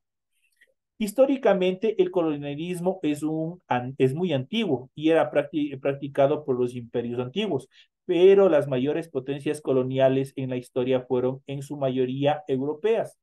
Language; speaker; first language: Spanish; native; Spanish